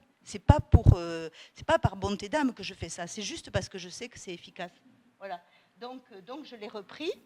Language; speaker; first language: French; native; French